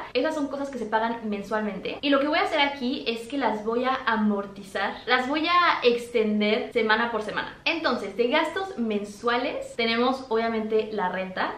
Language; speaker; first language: Spanish; native; Spanish